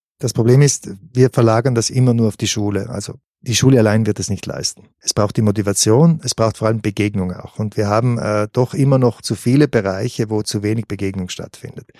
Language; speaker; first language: German; native; German